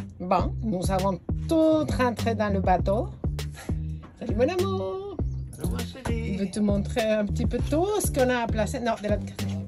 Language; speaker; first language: French; non-native, fluent; Spanish